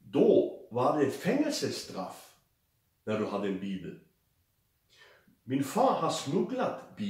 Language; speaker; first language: Swedish; non-native, fluent; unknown